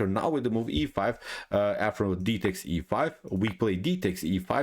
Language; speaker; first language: English; non-native, fluent; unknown